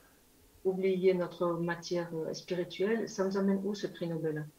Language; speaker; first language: French; non-native, fluent; Spanish